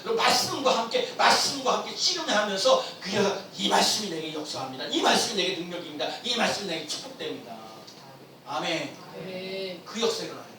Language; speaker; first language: Korean; native; Korean